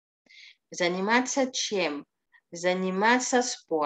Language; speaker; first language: Russian; non-native, fluent; Indonesian